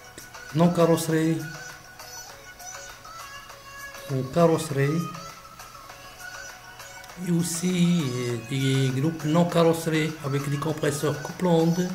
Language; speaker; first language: French; non-native, local second language; Arabic